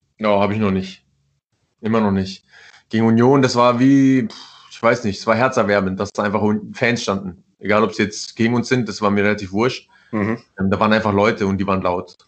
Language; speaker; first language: German; early bilingual, other home language; Italian